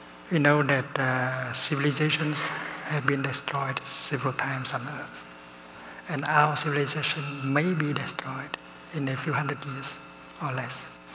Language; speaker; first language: English; non-native, fluent; Vietnamese